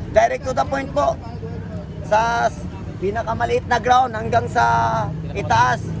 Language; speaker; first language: Filipino; native; Filipino